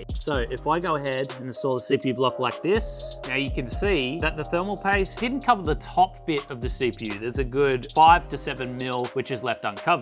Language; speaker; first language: English; native; English